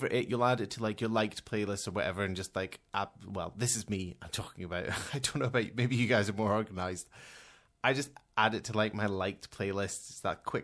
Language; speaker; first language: English; native; English